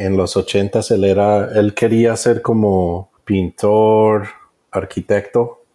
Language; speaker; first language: Spanish; early bilingual, heritage; Spanish